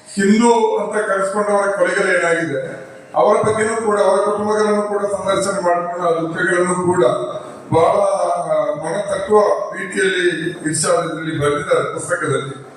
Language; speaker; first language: Kannada; non-native, local second language; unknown